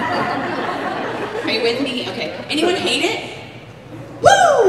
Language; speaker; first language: English; native; English